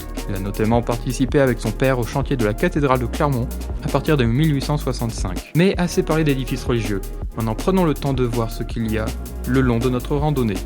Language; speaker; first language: French; native; French